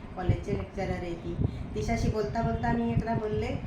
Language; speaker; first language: Marathi; non-native, local second language; Kannada